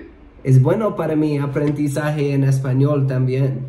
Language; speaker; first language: Spanish; non-native, learner; English